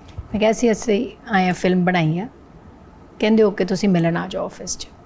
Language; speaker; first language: Punjabi; non-native, local second language; Hindi